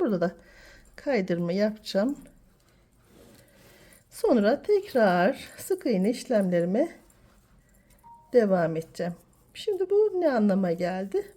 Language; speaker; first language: Turkish; native; Turkish